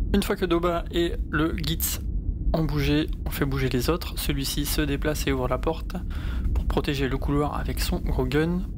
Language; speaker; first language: French; native; French